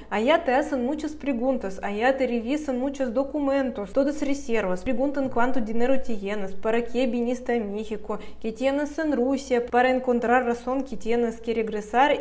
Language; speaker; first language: Spanish; non-native, fluent; Russian